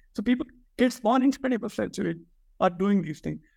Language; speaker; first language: English; non-native, local second language; Hindi